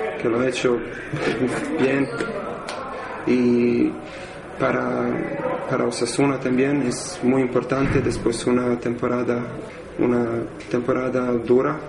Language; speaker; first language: Spanish; non-native, learner; Serbian